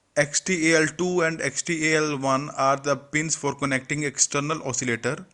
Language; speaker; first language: English; non-native, local second language; Punjabi